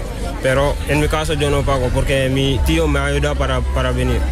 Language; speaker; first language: Spanish; non-native, learner; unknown